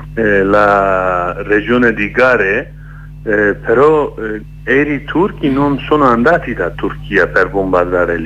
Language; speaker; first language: Italian; non-native, learner; Kurdish